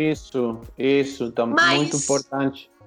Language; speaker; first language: Portuguese; non-native, learner; Spanish